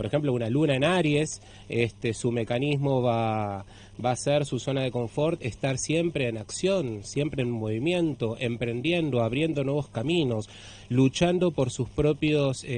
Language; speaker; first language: Spanish; native; Spanish